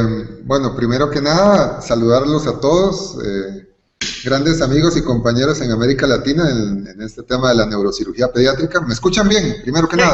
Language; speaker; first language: Spanish; native; Spanish